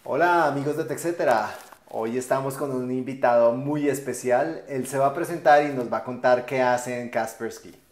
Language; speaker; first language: Spanish; native; Spanish